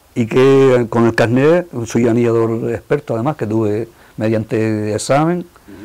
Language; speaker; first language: Spanish; native; Spanish